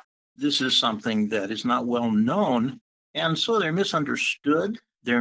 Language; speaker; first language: English; native; English